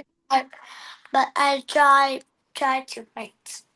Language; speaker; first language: English; non-native, learner; Vietnamese